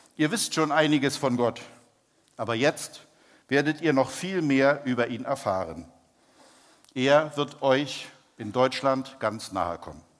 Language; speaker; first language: German; native; German